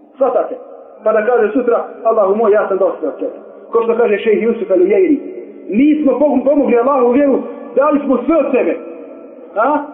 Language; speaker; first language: Bosnian; native; Bosnian